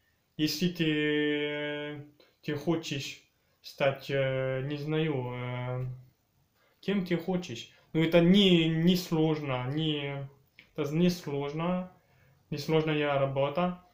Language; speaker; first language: Russian; early bilingual, heritage; French